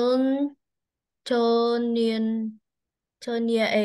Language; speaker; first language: Korean; non-native, learner; Vietnamese